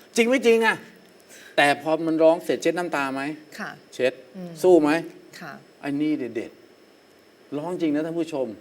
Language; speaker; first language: Thai; native; Thai